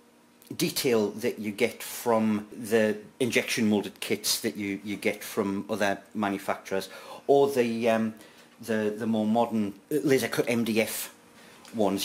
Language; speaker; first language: English; native; English